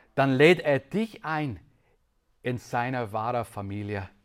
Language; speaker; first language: German; non-native, fluent; English